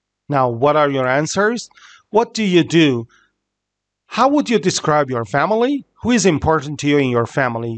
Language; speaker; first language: English; non-native, fluent; Persian